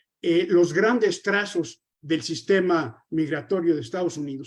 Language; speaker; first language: Spanish; native; Spanish